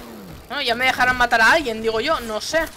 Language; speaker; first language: Spanish; native; Spanish